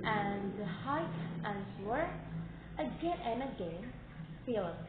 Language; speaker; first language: English; non-native, learner; Indonesian